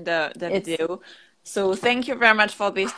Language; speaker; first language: English; non-native, learner; French